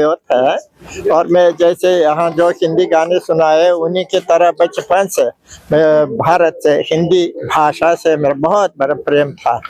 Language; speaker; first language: Hindi; non-native, fluent; Uzbek